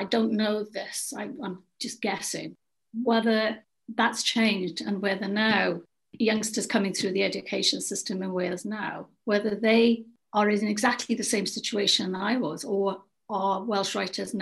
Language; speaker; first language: English; native; English